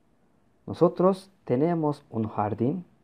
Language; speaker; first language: Spanish; non-native, learner; Turkish